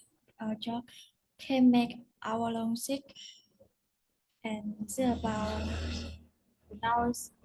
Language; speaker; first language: English; non-native, learner; Vietnamese